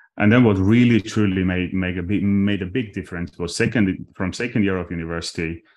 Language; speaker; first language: English; non-native, fluent; Armenian